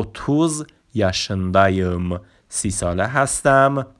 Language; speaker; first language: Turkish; non-native, fluent; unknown